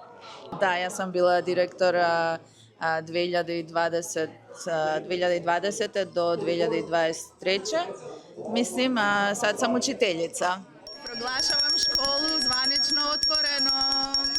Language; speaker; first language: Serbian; early bilingual, heritage; Croatian